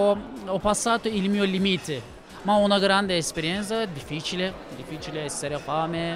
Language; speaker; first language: Italian; non-native, learner; Turkish